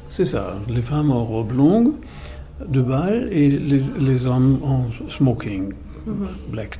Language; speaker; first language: French; non-native, fluent; German